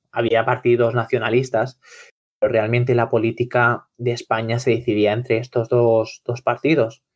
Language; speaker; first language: Spanish; non-native, local second language; Catalan